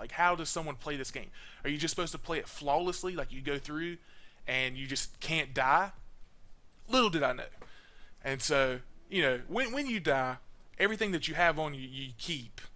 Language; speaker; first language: English; native; English